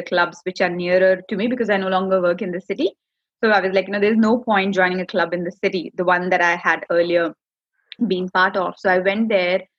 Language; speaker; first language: English; non-native, local second language; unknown